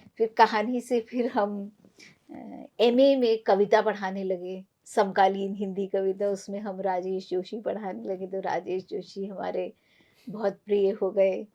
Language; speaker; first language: Hindi; non-native, local second language; Punjabi